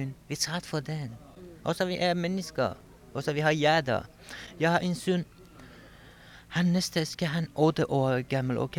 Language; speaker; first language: Danish; non-native, learner; Kurdish